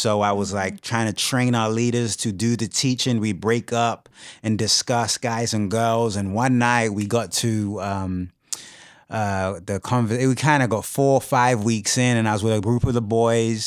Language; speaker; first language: English; native; English